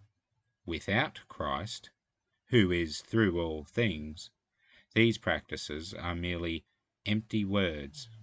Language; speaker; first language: English; native; English